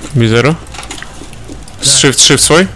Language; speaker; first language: Russian; native; Russian